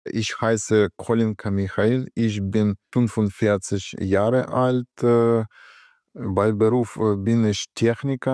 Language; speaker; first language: German; non-native, learner; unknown